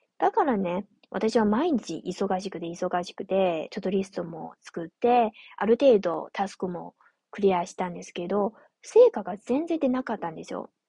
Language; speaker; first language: Japanese; non-native, fluent; Chinese